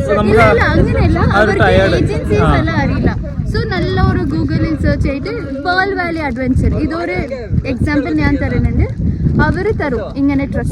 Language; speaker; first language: Malayalam; non-native, local second language; Kannada